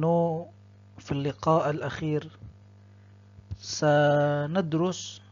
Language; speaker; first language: Arabic; non-native, fluent; Indonesian